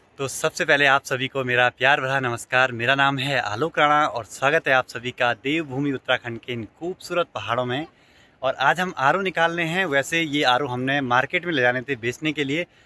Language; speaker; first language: Hindi; native; Hindi